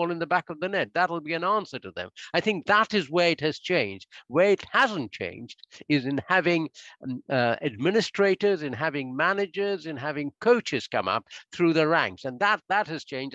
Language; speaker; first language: English; non-native, local second language; Bangla